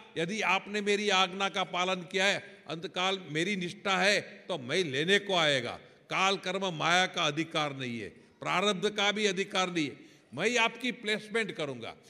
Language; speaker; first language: Hindi; non-native, local second language; Gujarati